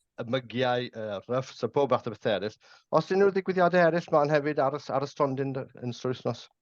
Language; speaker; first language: Welsh; native; Welsh